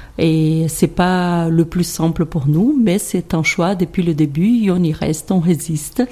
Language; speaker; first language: French; non-native, fluent; Portuguese